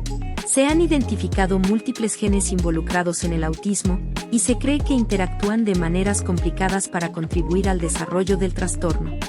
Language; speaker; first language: Spanish; native; Spanish